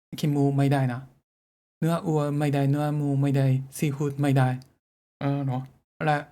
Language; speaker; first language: Thai; non-native, fluent; Japanese